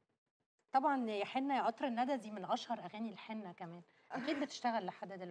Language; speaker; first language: Arabic; native; Arabic